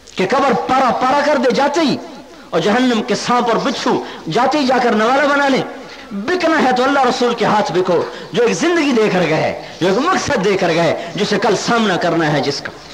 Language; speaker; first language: Urdu; non-native, local second language; Punjabi